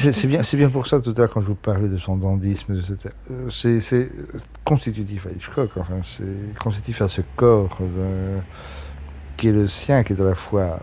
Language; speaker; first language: French; native; French